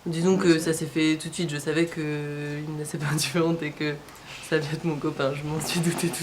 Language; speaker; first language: French; native; French